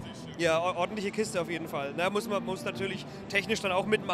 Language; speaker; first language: German; native; German